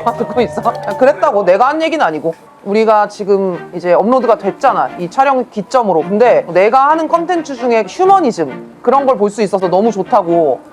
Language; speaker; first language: Korean; native; Korean